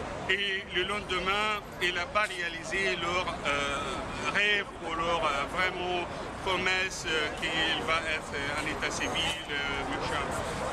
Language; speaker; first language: French; non-native, fluent; Arabic